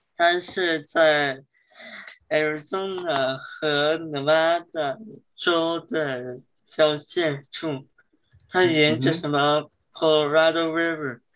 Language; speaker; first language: Chinese; early bilingual, heritage; English